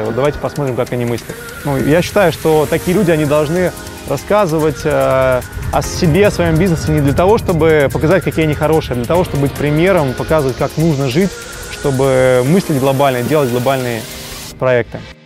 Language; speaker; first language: Russian; native; Russian